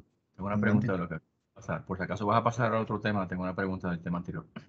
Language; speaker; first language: Spanish; native; Spanish